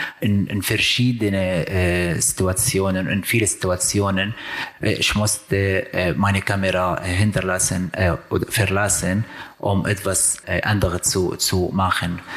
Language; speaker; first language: German; non-native, learner; Arabic